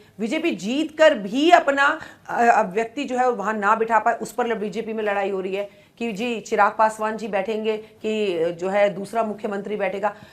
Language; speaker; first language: Hindi; native; Hindi